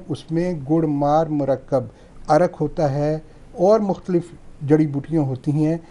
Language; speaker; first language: Urdu; non-native, local second language; Punjabi